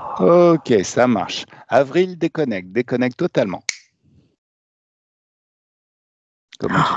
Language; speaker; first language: French; native; French